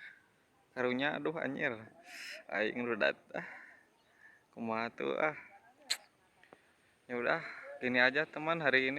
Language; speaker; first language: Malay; non-native, local second language; Sundanese